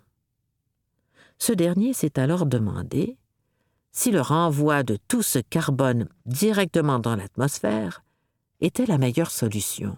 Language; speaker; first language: French; native; French